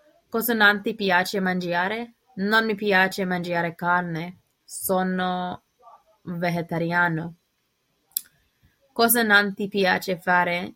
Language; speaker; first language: Italian; non-native, learner; English